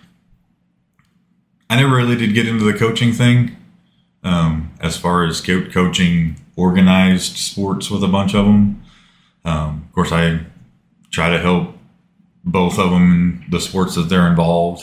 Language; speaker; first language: English; native; English